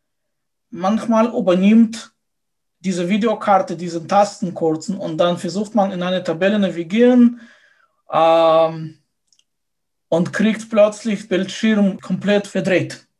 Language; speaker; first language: German; non-native, fluent; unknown